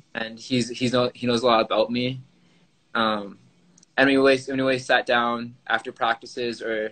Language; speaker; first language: English; native; English